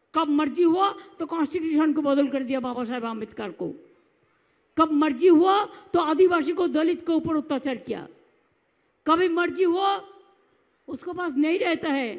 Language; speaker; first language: Hindi; non-native, local second language; Bangla